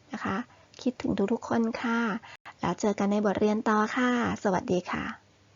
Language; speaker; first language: Thai; native; Thai